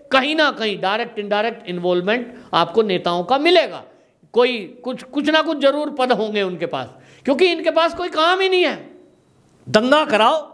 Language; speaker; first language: Hindi; native; Hindi